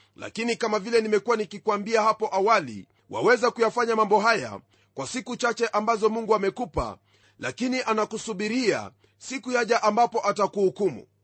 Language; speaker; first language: Swahili; non-native, local second language; Luyia